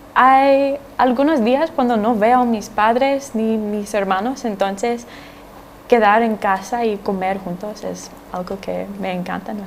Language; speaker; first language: Spanish; non-native, fluent; English